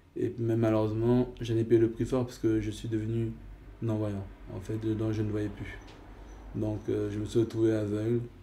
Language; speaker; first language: French; early bilingual, other home language; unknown